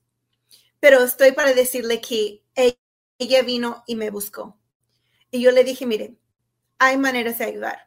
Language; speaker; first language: Spanish; non-native, fluent; English